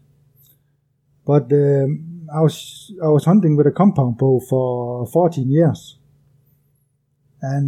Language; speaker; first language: English; non-native, fluent; Danish